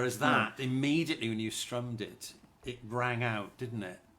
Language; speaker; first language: English; native; English